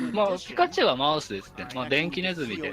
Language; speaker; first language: Japanese; native; Japanese